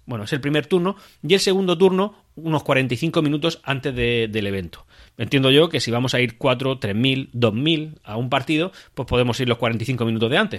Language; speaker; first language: Spanish; native; Spanish